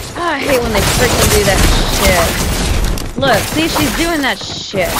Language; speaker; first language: English; native; English